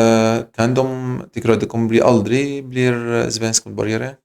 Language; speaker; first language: Swedish; non-native, fluent; Arabic